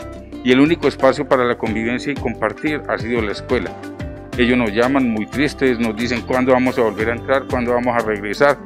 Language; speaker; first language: Spanish; native; Spanish